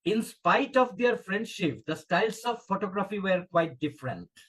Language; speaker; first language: English; non-native, local second language; Bangla